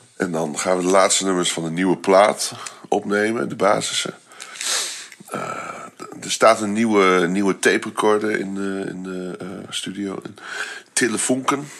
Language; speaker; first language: Dutch; native; Dutch